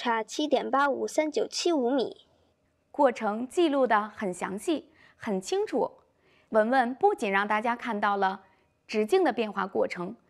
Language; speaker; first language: Chinese; native; Chinese